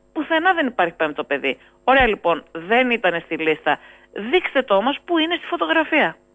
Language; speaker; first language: Greek; native; Greek